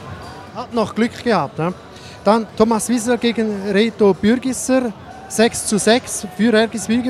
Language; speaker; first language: German; native; German